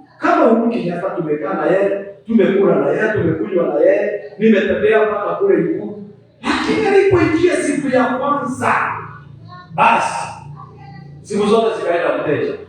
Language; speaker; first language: Swahili; non-native, local second language; Kikuyu